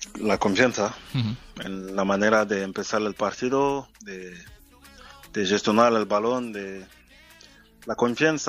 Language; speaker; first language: Spanish; non-native, fluent; French